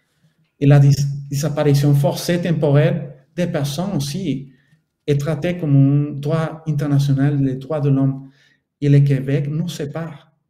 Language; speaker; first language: French; non-native, fluent; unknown